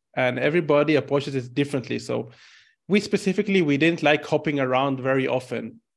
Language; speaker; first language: English; non-native, fluent; Hebrew